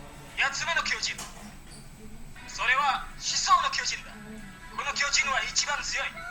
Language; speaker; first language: Japanese; non-native, learner; Indonesian